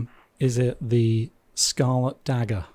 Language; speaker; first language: English; native; English